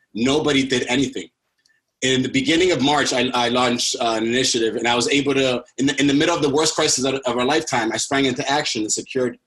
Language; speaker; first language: English; early bilingual, other home language; Spanish